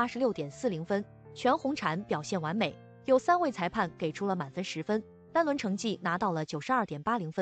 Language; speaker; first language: Chinese; native; Chinese